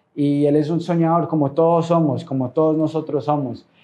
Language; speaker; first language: Spanish; early bilingual, heritage; Spanish